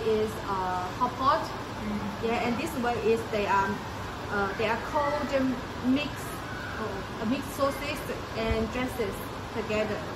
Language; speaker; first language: English; non-native, learner; Chinese